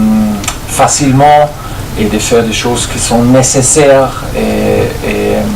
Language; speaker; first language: French; non-native, fluent; German